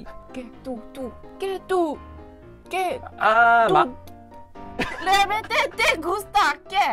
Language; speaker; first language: Spanish; non-native, learner; Korean